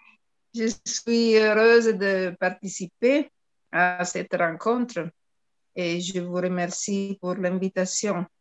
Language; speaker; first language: French; non-native, fluent; Italian